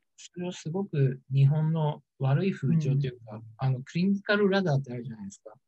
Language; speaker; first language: Japanese; native; Japanese